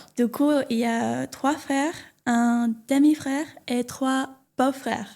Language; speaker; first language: French; non-native, learner; English